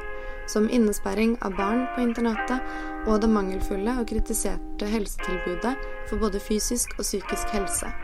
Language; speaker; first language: Norwegian; native; Norwegian